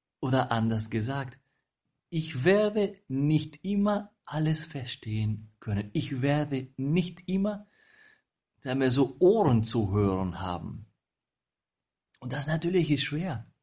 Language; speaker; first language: German; non-native, fluent; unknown